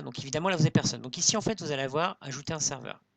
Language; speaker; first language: French; native; French